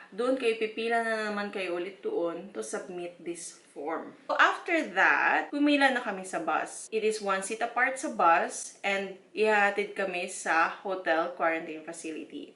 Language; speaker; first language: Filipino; native; Filipino